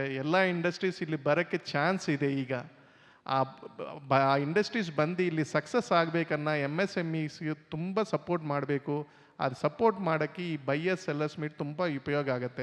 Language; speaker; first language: Kannada; non-native, local second language; Telugu